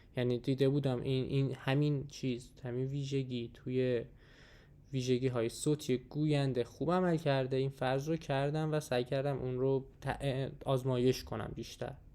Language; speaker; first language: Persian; native; Persian